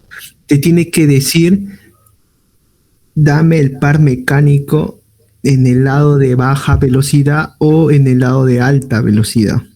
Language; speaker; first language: Spanish; native; Spanish